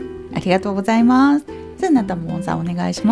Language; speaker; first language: Japanese; native; Japanese